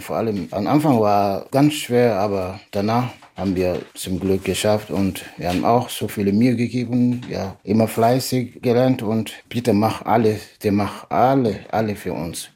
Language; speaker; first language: German; non-native, fluent; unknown